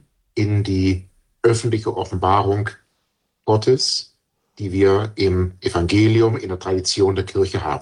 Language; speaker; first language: German; native; German